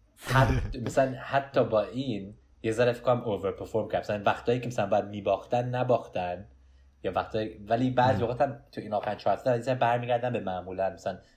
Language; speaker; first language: Persian; early bilingual, heritage; Persian